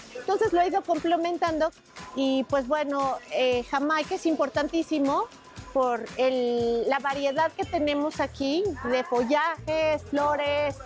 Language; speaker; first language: Spanish; native; Spanish